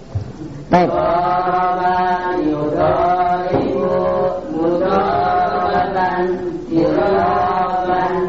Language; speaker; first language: Arabic; non-native, learner; Indonesian